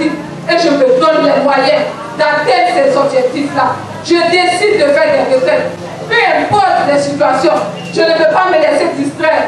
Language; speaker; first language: French; non-native, local second language; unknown